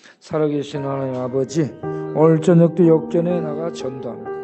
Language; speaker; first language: Korean; native; Korean